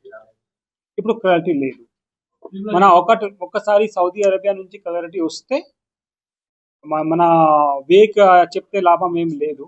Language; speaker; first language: Telugu; non-native, local second language; Urdu